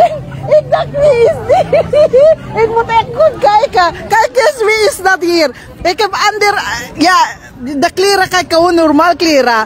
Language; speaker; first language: Dutch; non-native, learner; Filipino